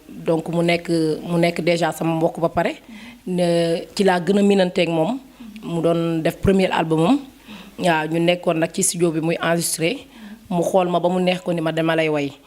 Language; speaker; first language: Wolof; native; Wolof